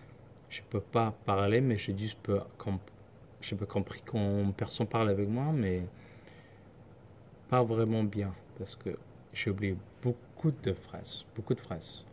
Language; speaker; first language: French; non-native, learner; Somali